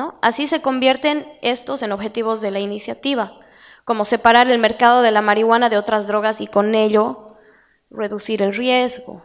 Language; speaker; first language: Spanish; native; Spanish